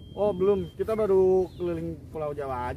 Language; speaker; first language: Indonesian; native; Indonesian